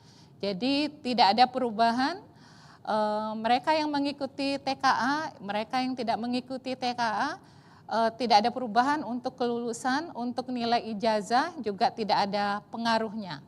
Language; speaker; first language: Indonesian; native; Indonesian